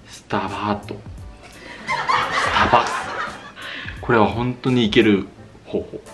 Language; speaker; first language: Japanese; non-native, fluent; Korean